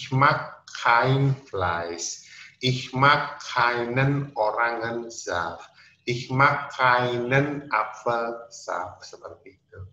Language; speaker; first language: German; non-native, fluent; Indonesian